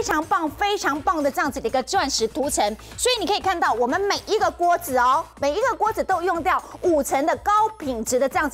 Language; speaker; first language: Chinese; native; Chinese